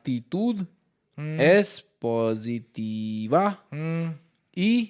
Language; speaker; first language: Spanish; non-native, learner; Hindi